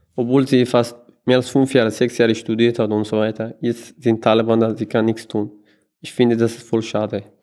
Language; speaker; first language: German; non-native, learner; Persian